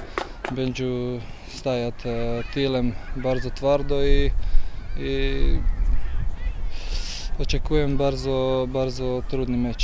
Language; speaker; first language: Polish; non-native, learner; Croatian